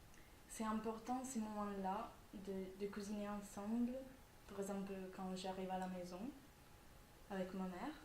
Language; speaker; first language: French; non-native, fluent; Italian